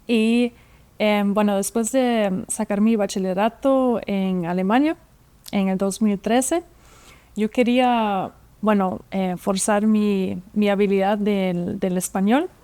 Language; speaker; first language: Spanish; non-native, fluent; German